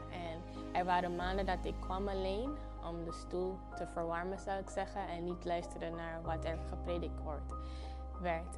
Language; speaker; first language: Dutch; non-native, local second language; Papiamento